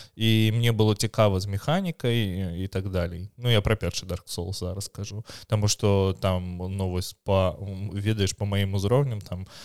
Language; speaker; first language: Belarusian; non-native, local second language; Russian